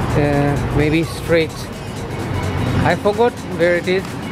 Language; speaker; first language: English; non-native, local second language; Hindi